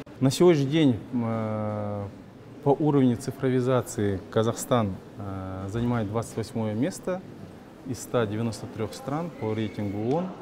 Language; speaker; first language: Russian; non-native, local second language; Kazakh